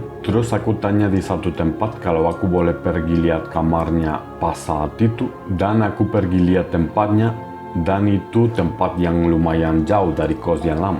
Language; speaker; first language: Indonesian; non-native, fluent; Spanish